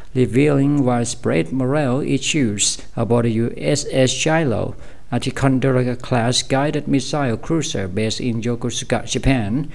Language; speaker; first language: English; non-native, fluent; Thai